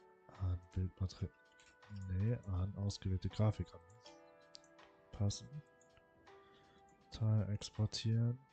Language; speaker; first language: German; native; German